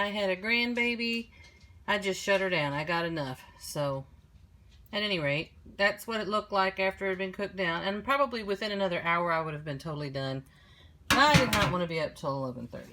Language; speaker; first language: English; native; English